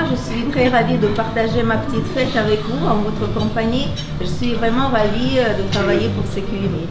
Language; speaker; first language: French; non-native, fluent; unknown